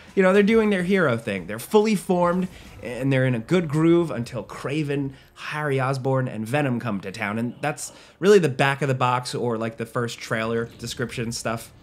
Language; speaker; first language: English; native; English